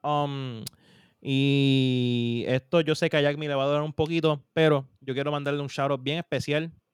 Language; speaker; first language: Spanish; native; Spanish